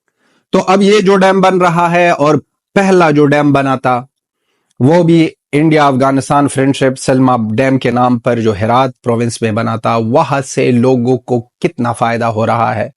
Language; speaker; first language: Hindi; non-native, fluent; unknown